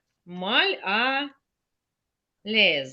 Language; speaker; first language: French; non-native, fluent; Ukrainian